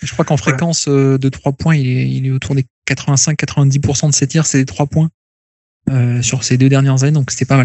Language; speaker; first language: French; native; French